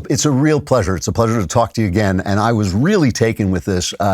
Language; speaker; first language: English; native; English